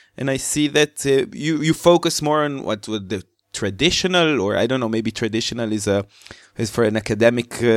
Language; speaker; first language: English; non-native, fluent; Hebrew